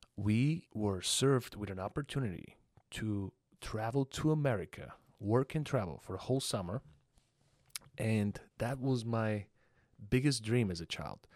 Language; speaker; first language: English; non-native, fluent; Bulgarian